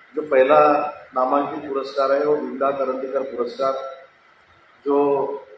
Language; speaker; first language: Hindi; non-native, local second language; Marathi